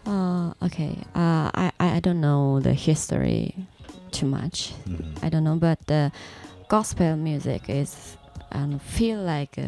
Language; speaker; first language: English; non-native, learner; Japanese